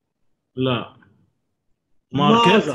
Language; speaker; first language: English; non-native, learner; Arabic